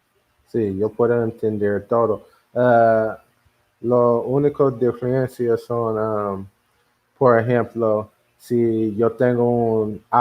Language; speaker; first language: Spanish; non-native, learner; English